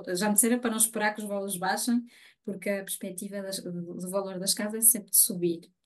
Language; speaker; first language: Portuguese; native; Portuguese